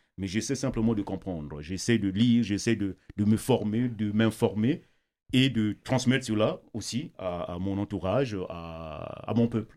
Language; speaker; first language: French; non-native, local second language; Kongo